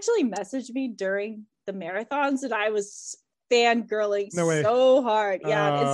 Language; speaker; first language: English; native; English